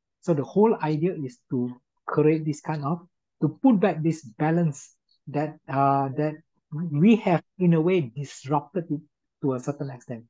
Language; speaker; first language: English; non-native, local second language; Min Nan Chinese